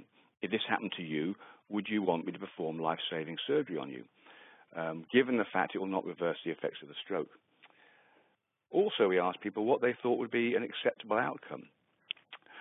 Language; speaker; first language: English; native; English